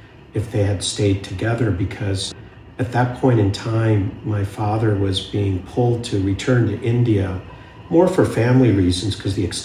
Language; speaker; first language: English; early bilingual, other home language; Hindi